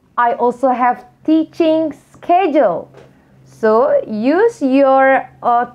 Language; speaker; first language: English; non-native, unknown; Indonesian